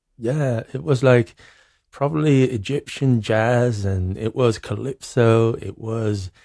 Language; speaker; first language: English; non-native, fluent; Swedish